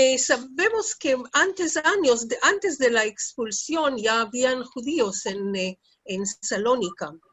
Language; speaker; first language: Spanish; early bilingual, heritage; Ladino